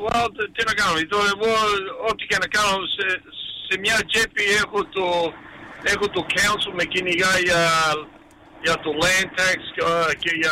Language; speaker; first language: Greek; early bilingual, heritage; Greek